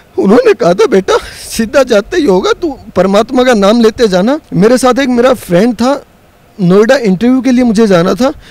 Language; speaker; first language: Hindi; native; Hindi